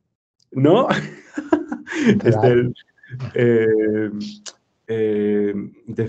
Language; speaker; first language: French; non-native, learner; English